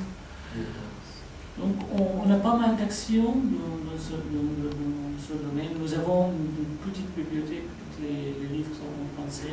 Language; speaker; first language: French; non-native, fluent; Arabic